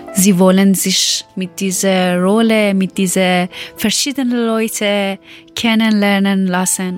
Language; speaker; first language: German; non-native, learner; Persian